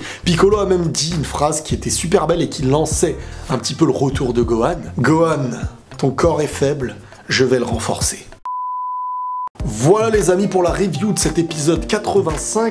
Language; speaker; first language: French; native; French